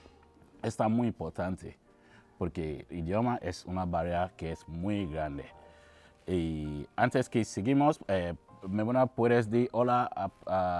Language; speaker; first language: Spanish; non-native, learner; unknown